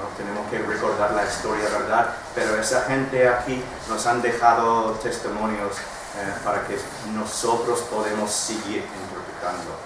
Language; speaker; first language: Spanish; non-native, fluent; English